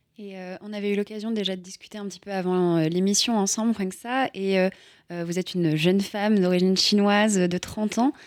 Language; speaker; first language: French; native; French